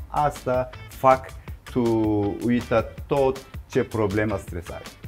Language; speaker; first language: Romanian; non-native, learner; Turkish